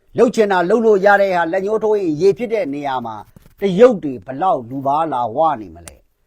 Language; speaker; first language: Burmese; non-native, local second language; Kachin